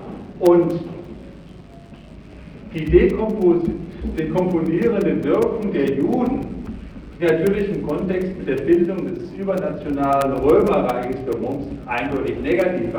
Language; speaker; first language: German; native; German